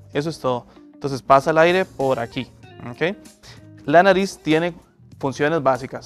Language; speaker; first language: Spanish; native; Spanish